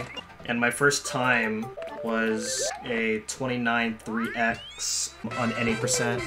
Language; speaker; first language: English; native; English